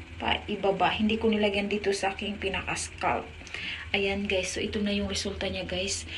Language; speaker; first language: Filipino; native; Filipino